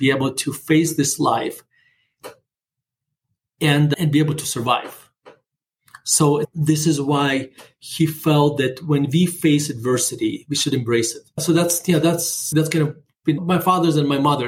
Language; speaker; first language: English; non-native, fluent; Russian